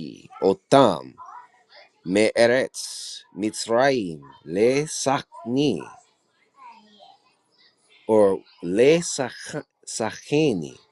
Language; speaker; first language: Hebrew; non-native, learner; English